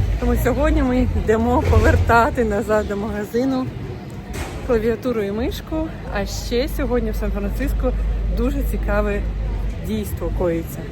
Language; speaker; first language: Ukrainian; native; Ukrainian